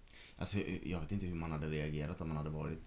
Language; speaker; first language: Swedish; native; Swedish